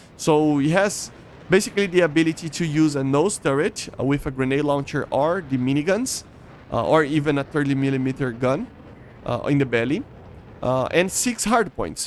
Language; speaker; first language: English; non-native, fluent; Portuguese